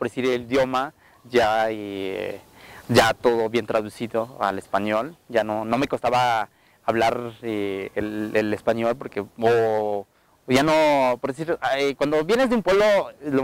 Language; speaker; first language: Spanish; non-native, local second language; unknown